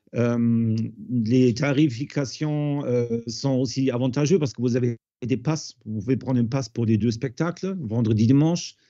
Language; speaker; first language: French; non-native, fluent; German